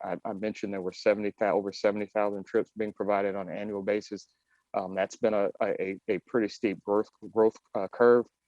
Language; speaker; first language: English; native; English